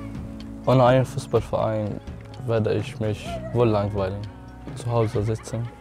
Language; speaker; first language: German; non-native, learner; Arabic